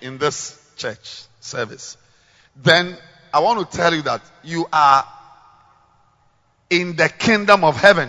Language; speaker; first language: English; non-native, local second language; Akan